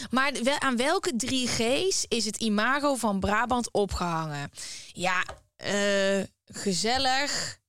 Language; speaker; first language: Dutch; native; Dutch